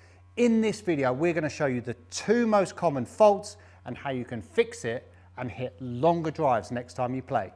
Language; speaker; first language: English; native; English